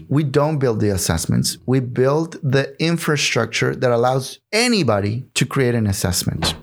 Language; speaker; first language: English; non-native, fluent; Spanish